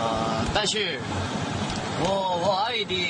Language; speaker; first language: Chinese; non-native, learner; Korean